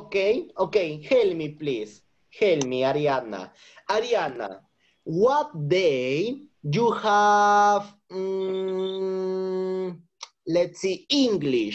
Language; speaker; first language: English; non-native, fluent; Spanish